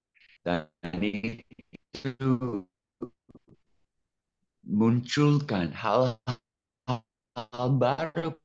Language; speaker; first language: Indonesian; non-native, fluent; English